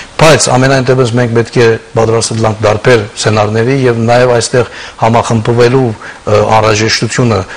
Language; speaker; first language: Armenian; early bilingual, heritage; Armenian